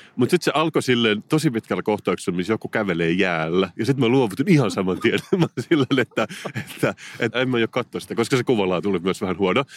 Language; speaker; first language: Finnish; non-native, local second language; Swedish